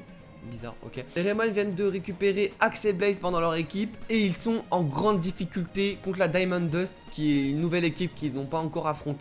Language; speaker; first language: French; native; French